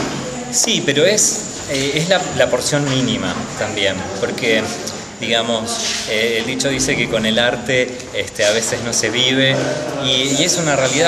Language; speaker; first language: Spanish; native; Spanish